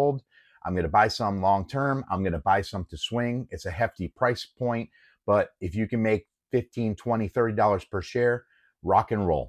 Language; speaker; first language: English; native; English